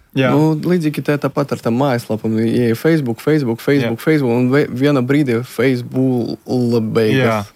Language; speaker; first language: Latvian; non-native, local second language; Russian